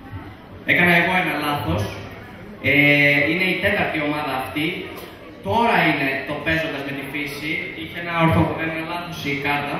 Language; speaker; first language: Greek; native; Greek